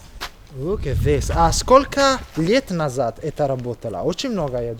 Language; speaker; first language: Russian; non-native, learner; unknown